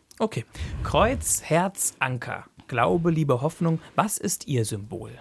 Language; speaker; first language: German; native; German